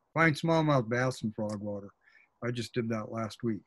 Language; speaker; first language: English; native; English